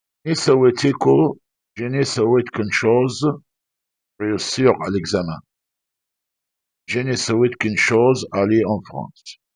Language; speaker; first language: French; non-native, fluent; Arabic